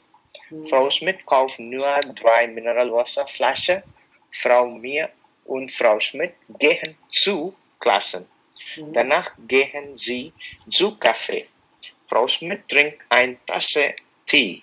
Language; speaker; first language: German; non-native, learner; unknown